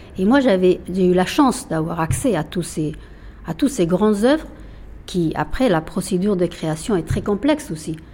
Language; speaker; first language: French; non-native, fluent; Persian